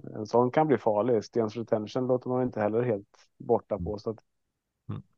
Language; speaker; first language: Swedish; native; Swedish